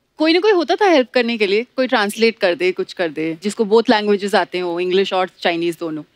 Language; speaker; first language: Hindi; non-native, local second language; Bangla